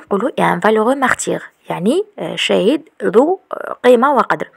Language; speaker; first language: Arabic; native; Arabic